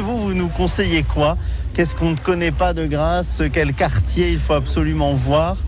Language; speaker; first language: French; native; French